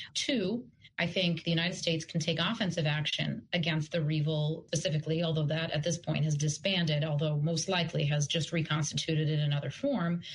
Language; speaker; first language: English; non-native, fluent; Russian